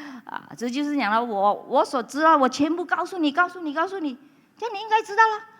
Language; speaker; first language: Chinese; non-native, local second language; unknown